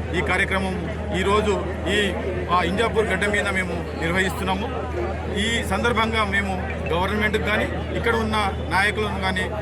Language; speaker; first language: Telugu; non-native, local second language; Lambadi